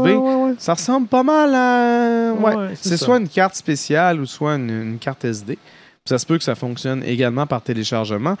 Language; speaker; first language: French; native; French